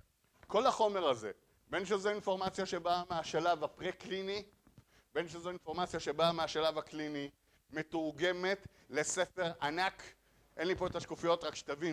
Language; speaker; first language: Hebrew; native; Hebrew